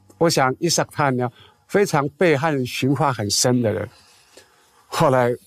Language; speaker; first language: Chinese; non-native, local second language; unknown